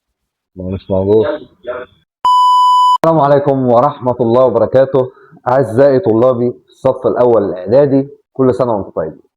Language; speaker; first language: Arabic; native; Arabic